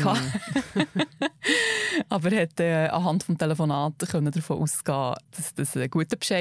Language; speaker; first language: German; native; German